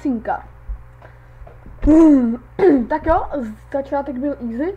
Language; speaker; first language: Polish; non-native, learner; Czech